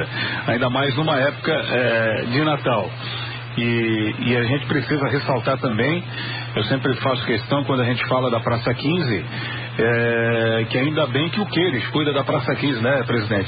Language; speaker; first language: Portuguese; native; Portuguese